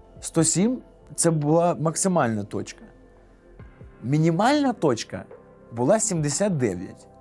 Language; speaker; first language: Ukrainian; non-native, local second language; Russian